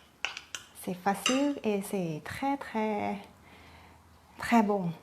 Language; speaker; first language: French; non-native, learner; Thai